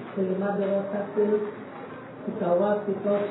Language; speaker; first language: Arabic; non-native, learner; Indonesian